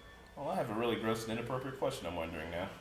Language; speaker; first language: English; native; English